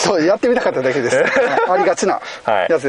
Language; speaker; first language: Japanese; native; Japanese